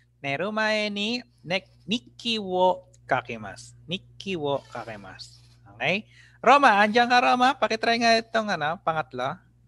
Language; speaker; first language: Japanese; non-native, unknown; Filipino